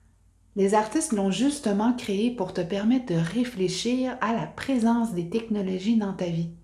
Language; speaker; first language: French; native; French